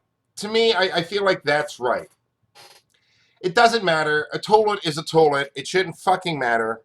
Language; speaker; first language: English; native; English